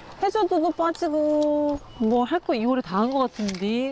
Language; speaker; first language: Korean; native; Korean